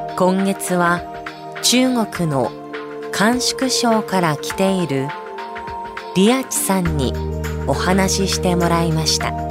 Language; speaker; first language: Japanese; native; Japanese